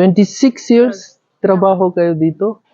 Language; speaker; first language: Filipino; non-native, learner; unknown